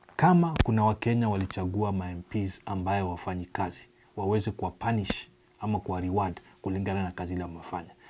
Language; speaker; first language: Swahili; non-native, local second language; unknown